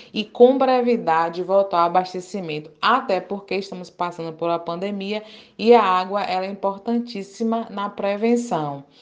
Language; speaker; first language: Portuguese; native; Portuguese